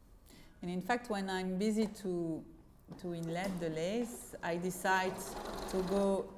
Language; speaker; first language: English; non-native, fluent; French